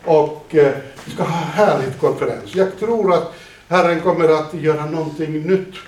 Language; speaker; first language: Swedish; non-native, fluent; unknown